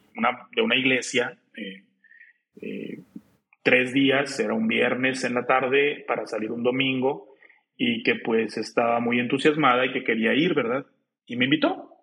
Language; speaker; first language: Spanish; native; Spanish